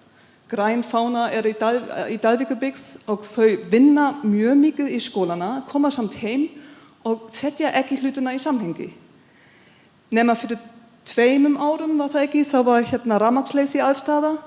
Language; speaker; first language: Icelandic; non-native, learner; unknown